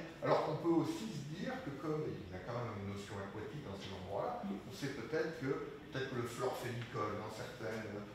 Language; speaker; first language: French; native; French